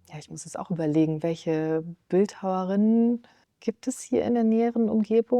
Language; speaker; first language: German; native; German